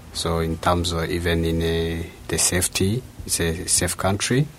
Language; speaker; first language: English; non-native, local second language; Kinyarwanda